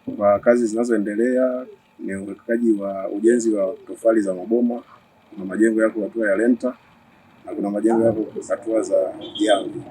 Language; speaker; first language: Swahili; native; Swahili